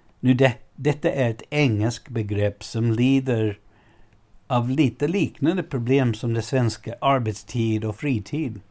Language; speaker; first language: Swedish; non-native, fluent; English